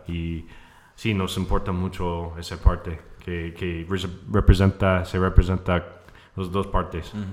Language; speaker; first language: Spanish; non-native, fluent; English